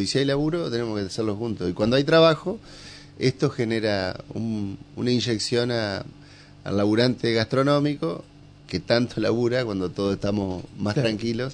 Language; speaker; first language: Spanish; native; Spanish